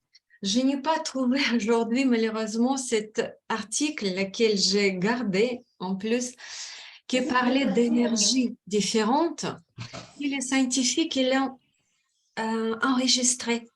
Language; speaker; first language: French; non-native, fluent; Russian